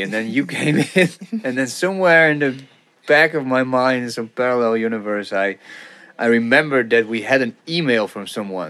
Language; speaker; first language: English; non-native, fluent; Dutch